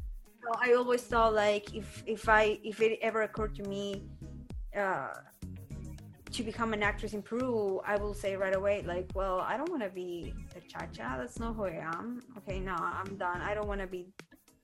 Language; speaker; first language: English; non-native, fluent; Spanish